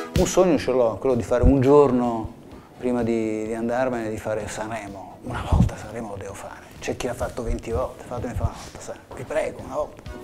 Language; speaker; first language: Italian; early bilingual, heritage; English